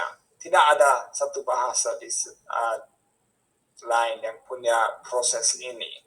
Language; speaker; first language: Indonesian; non-native, fluent; English